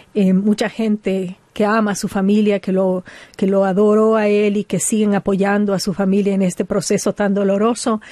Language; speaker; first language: Spanish; native; Spanish